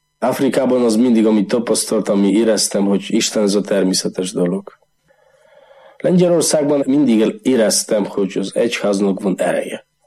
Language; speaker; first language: Hungarian; non-native, learner; Polish